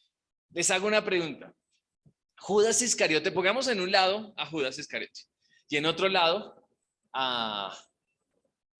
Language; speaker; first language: Spanish; native; Spanish